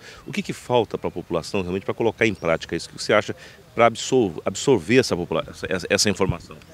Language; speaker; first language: Portuguese; native; Portuguese